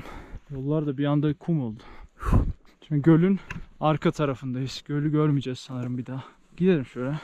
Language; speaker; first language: Turkish; native; Turkish